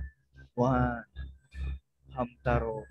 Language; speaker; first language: Japanese; non-native, learner; English